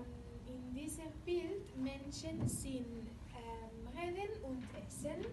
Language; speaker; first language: German; non-native, learner; Catalan